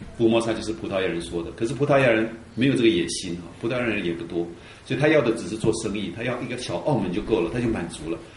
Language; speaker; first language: Chinese; early bilingual, heritage; Chinese